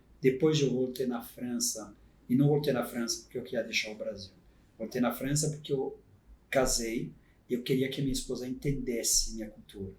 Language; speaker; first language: Portuguese; non-native, fluent; French